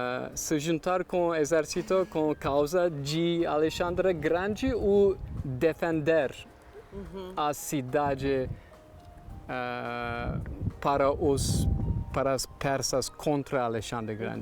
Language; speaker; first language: Portuguese; non-native, learner; Turkish